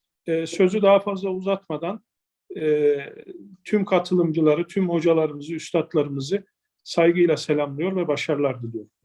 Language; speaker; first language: Turkish; native; Turkish